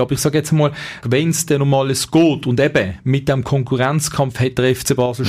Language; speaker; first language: German; native; German